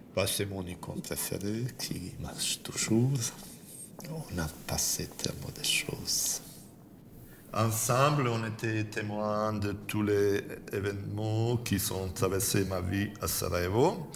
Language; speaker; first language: French; non-native, fluent; Bosnian